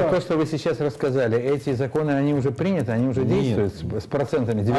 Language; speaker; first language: Russian; native; Russian